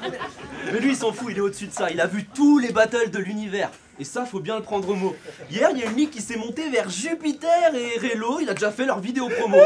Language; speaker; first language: French; native; French